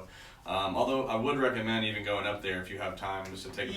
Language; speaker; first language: English; native; English